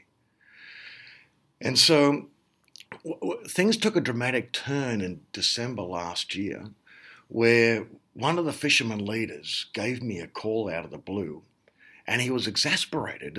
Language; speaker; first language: English; native; English